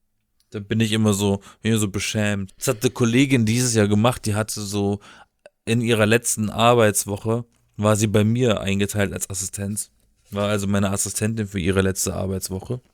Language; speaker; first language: German; native; German